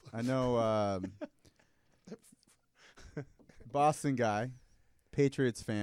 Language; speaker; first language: English; native; English